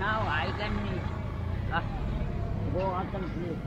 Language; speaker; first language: English; non-native, learner; Nepali